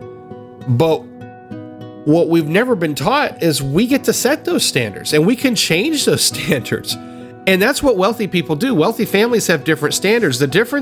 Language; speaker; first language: English; native; English